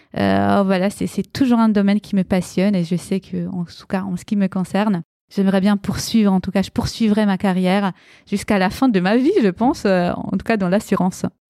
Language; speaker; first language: French; early bilingual, other home language; Romanian